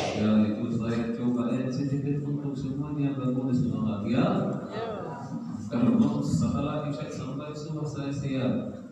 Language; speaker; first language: Indonesian; non-native, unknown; Arabic